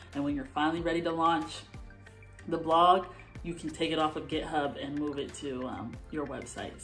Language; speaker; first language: English; native; English